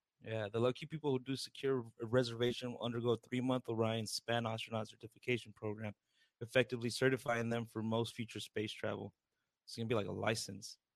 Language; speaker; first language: English; early bilingual, other home language; Spanish